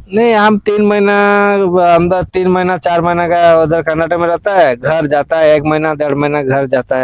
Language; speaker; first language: Hindi; non-native, local second language; Odia